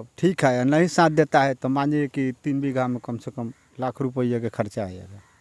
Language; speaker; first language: Hindi; non-native, local second language; Bhojpuri